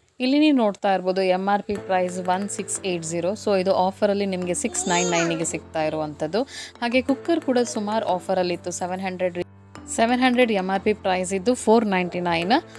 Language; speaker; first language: Kannada; native; Kannada